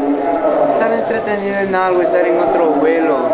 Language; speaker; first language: Spanish; native; Spanish